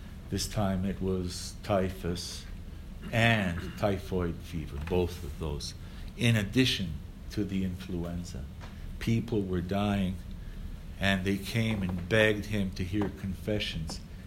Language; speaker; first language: English; early bilingual, other home language; Ukrainian